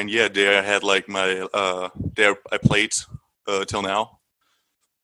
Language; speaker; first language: English; non-native, fluent; German